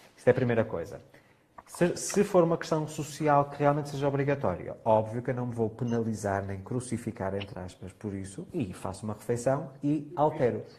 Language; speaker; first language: Portuguese; native; Portuguese